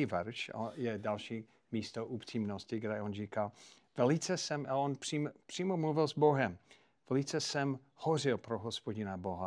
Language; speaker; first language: Czech; non-native, fluent; English